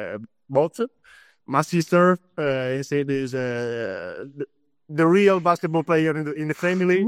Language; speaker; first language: English; non-native, fluent; Italian